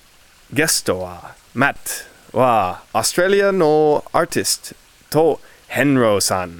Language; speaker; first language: Japanese; non-native, learner; English